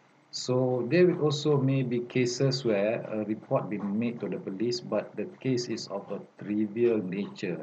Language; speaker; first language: English; non-native, local second language; Malay